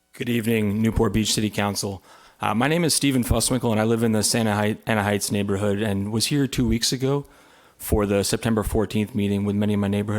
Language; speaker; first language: English; native; English